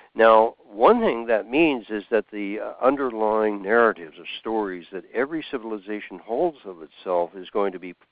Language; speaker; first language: English; native; English